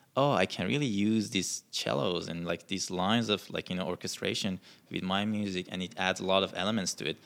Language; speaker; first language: English; non-native, fluent; Persian